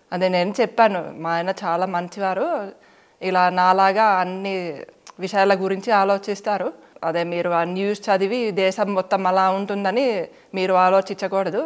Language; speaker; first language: Telugu; non-native, fluent; Finnish